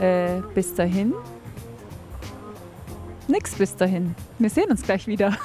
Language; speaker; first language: German; native; German